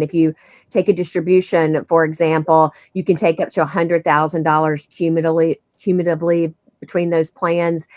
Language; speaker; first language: English; native; English